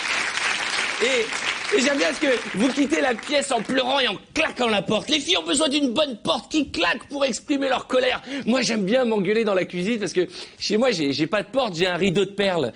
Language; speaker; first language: French; native; French